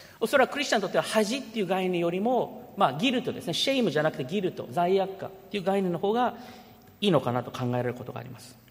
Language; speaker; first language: Japanese; early bilingual, heritage; Japanese